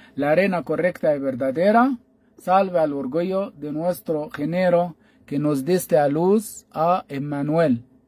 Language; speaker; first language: Spanish; non-native, fluent; Arabic